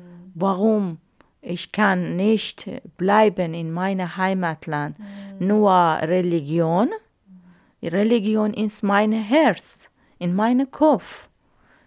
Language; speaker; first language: German; non-native, learner; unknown